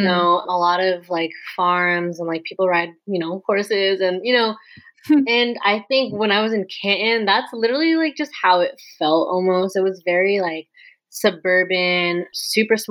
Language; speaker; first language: English; native; English